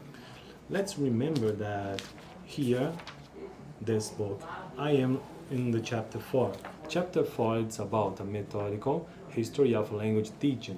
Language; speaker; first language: English; non-native, learner; Portuguese